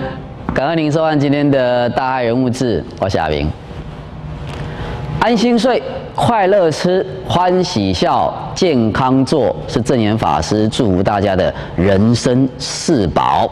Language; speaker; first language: Chinese; native; Chinese